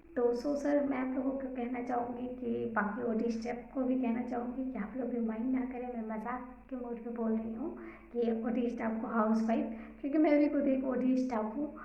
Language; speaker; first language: Hindi; native; Hindi